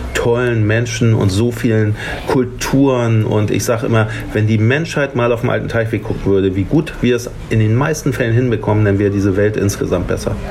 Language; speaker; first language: German; native; German